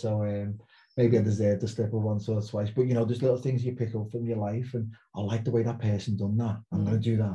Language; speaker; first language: English; native; English